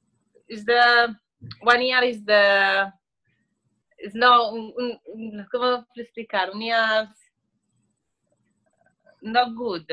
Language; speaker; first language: English; non-native, learner; Italian